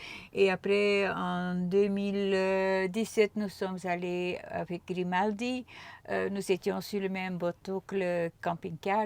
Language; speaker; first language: French; non-native, local second language; Dutch